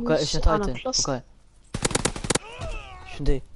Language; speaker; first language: German; non-native, local second language; Luxembourgish